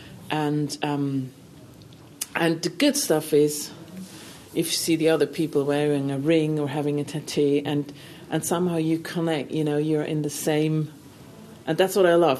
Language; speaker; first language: English; non-native, fluent; German